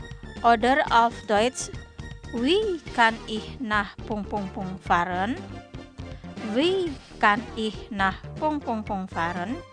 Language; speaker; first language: German; non-native, fluent; Indonesian